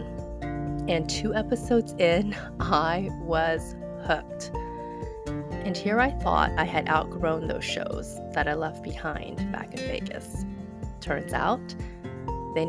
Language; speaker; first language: English; early bilingual, other home language; Chinese